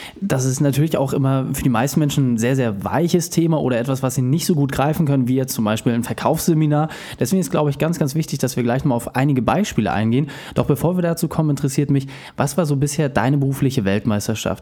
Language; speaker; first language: German; native; German